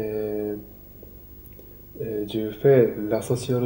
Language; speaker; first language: French; non-native, learner; Japanese